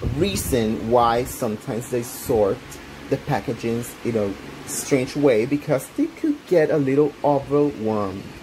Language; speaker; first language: English; non-native, local second language; Spanish